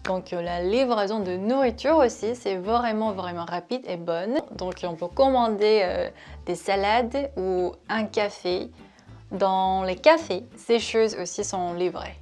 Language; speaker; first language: French; non-native, fluent; Korean